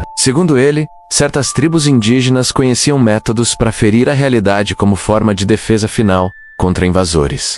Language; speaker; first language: Portuguese; native; Portuguese